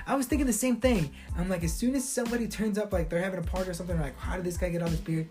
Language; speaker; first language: English; early bilingual, other home language; Spanish